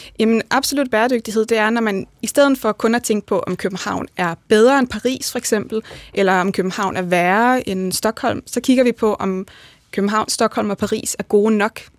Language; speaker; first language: Danish; native; Danish